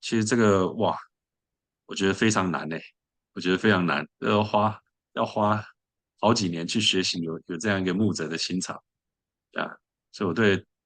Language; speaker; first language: Chinese; early bilingual, other home language; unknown